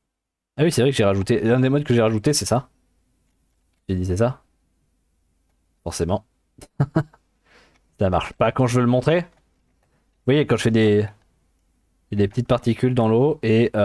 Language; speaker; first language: French; native; French